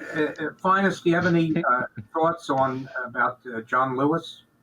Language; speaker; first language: English; native; English